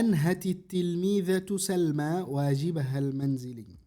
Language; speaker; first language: Arabic; non-native, fluent; Indonesian